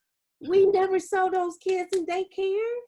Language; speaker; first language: English; native; English